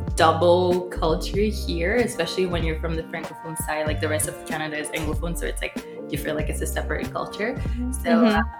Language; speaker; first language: English; early bilingual, other home language; Haitian Creole